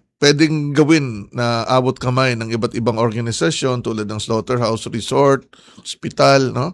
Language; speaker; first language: Filipino; native; Filipino